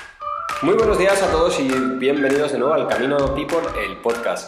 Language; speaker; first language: Spanish; native; Spanish